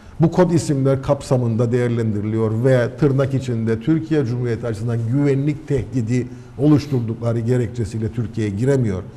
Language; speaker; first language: Turkish; native; Turkish